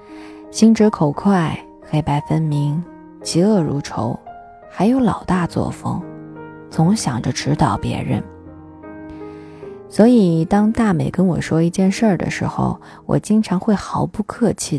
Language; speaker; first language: Chinese; native; Chinese